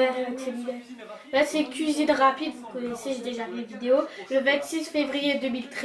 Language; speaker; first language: French; native; French